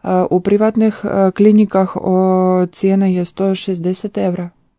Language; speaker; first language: Croatian; non-native, learner; Russian